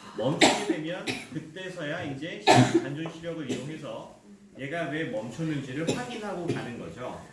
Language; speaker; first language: Korean; native; Korean